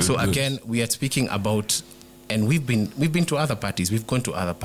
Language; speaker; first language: English; non-native, local second language; Kikuyu